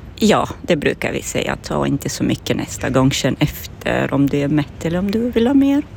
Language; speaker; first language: Swedish; non-native, fluent; Romanian